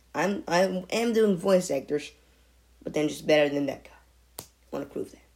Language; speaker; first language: English; non-native, fluent; Dutch